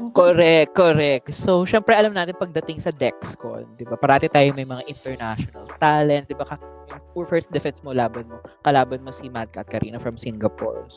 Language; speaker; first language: Filipino; native; Filipino